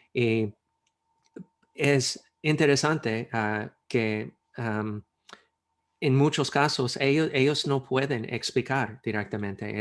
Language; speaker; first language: Spanish; non-native, fluent; English